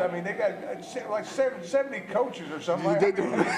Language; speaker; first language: English; native; English